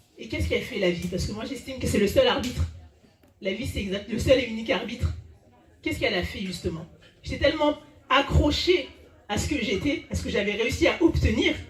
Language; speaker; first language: French; early bilingual, other home language; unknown